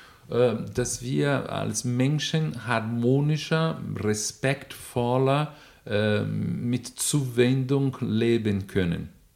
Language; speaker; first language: German; non-native, fluent; Portuguese